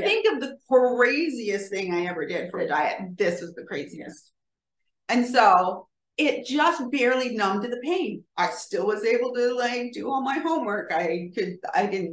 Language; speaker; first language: English; native; English